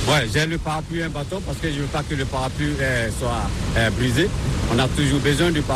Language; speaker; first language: French; non-native, fluent; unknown